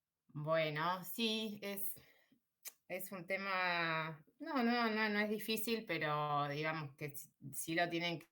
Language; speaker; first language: Spanish; native; Spanish